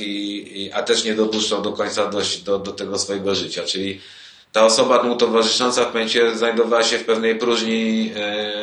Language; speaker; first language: Polish; early bilingual, heritage; Polish